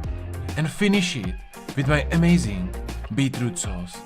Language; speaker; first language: English; non-native, fluent; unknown